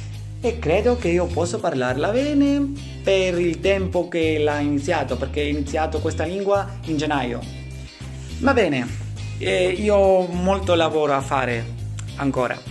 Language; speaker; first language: Italian; non-native, learner; Greek